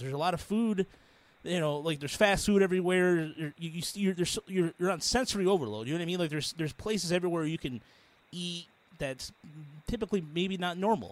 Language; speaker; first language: English; early bilingual, other home language; Spanish